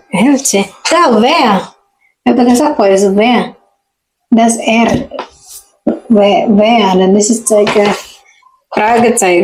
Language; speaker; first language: German; non-native, learner; Indonesian